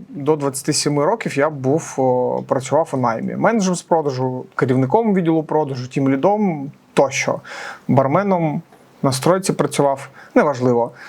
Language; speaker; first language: Ukrainian; native; Ukrainian